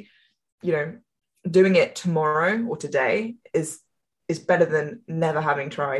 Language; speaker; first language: English; native; English